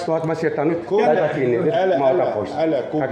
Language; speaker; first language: Finnish; non-native, learner; Turkish